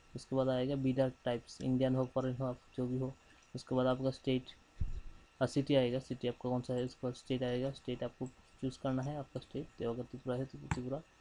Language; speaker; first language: Hindi; non-native, local second language; Bangla